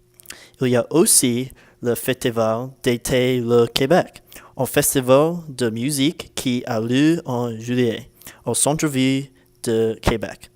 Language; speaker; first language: French; non-native, learner; English